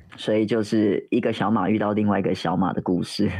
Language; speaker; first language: Chinese; native; Chinese